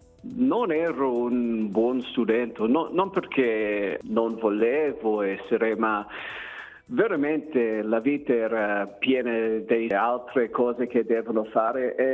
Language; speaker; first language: Italian; non-native, learner; English